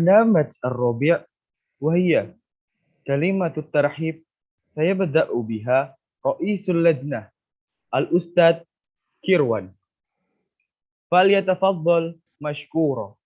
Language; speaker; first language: Arabic; non-native, learner; Indonesian